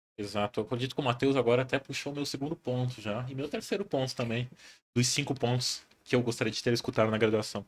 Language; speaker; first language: Portuguese; native; Portuguese